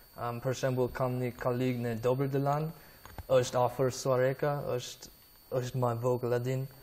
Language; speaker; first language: Albanian; non-native, learner; English